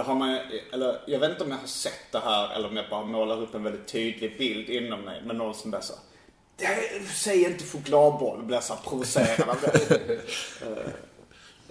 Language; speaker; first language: Swedish; native; Swedish